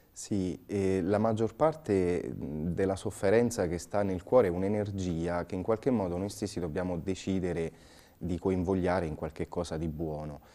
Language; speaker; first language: Italian; native; Italian